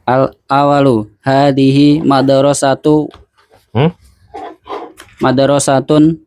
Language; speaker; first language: Arabic; non-native, learner; Indonesian